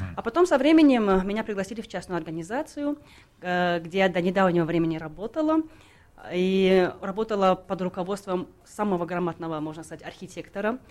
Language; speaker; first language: Russian; non-native, local second language; Tajik